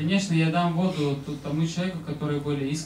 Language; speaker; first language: Russian; native; Russian